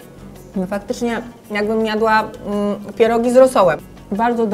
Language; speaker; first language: Polish; native; Polish